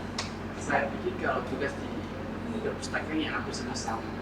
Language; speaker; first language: Indonesian; non-native, fluent; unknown